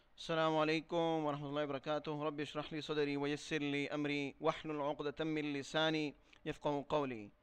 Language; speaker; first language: Urdu; non-native, local second language; Pashto